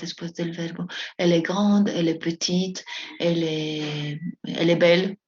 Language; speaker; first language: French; non-native, fluent; Spanish